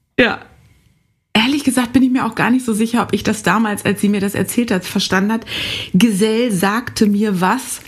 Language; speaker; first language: German; native; German